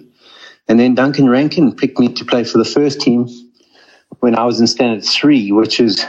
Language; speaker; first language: English; native; English